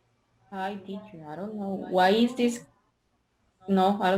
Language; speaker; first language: English; non-native, learner; Spanish